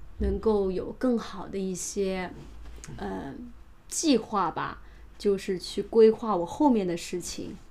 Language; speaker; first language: Chinese; native; Chinese